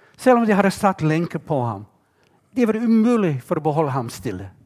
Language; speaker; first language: Swedish; non-native, fluent; English